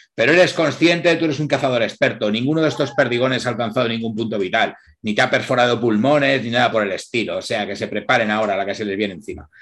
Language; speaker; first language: Spanish; native; Spanish